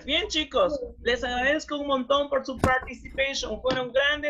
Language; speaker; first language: Spanish; native; Spanish